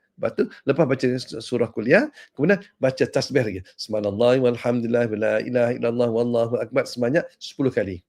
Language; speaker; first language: Malay; native; Malay